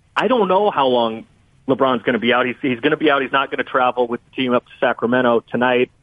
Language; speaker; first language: English; native; English